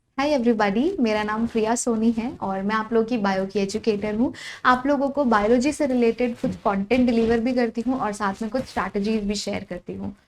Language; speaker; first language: Hindi; native; Hindi